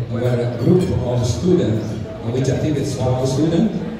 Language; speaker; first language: English; non-native, fluent; Italian